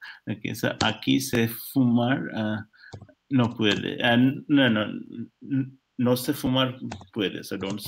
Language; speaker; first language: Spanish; non-native, learner; English